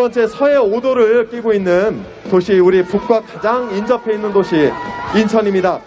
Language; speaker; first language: Korean; native; Korean